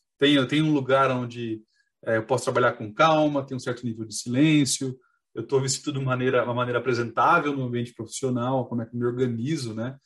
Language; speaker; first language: Portuguese; native; Portuguese